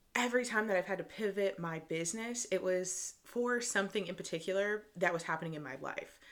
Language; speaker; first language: English; native; English